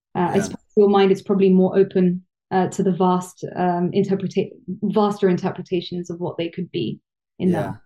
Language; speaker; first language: English; native; English